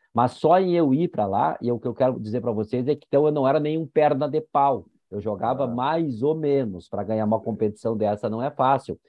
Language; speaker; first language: Portuguese; native; Portuguese